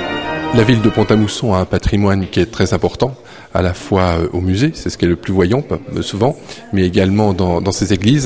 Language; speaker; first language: French; native; French